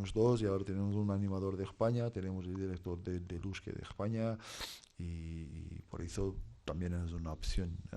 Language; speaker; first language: Spanish; non-native, fluent; Portuguese